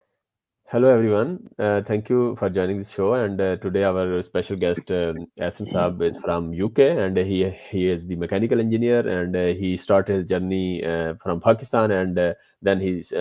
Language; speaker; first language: English; non-native, local second language; Urdu